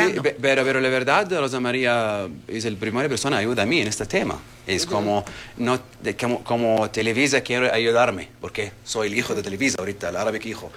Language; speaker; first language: Spanish; non-native, learner; Arabic